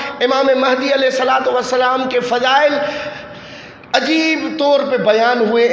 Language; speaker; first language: Urdu; non-native, local second language; Sindhi